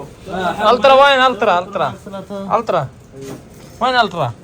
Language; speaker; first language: Arabic; non-native, learner; Urdu